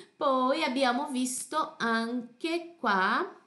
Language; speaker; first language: Italian; non-native, fluent; Portuguese